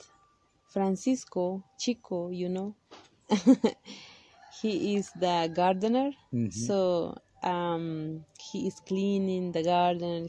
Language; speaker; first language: English; non-native, local second language; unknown